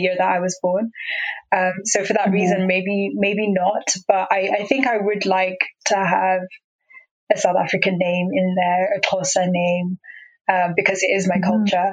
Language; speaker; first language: English; non-native, local second language; Xhosa